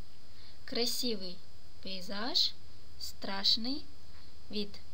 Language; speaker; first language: Russian; non-native, fluent; Turkish